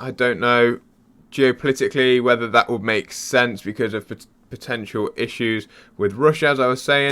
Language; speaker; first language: English; native; English